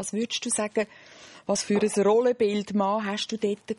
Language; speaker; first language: German; native; German